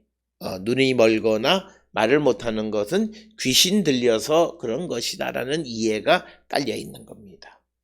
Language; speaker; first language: Korean; native; Korean